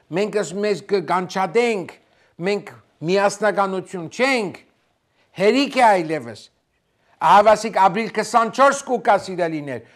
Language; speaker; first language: Armenian; native; Armenian